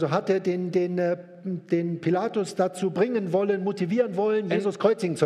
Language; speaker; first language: German; native; German